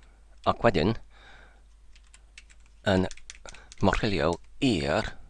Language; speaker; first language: Welsh; non-native, learner; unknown